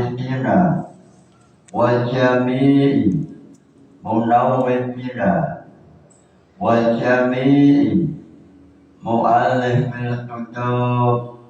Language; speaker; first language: Arabic; non-native, fluent; Indonesian